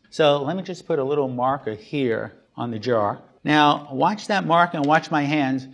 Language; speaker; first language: English; native; English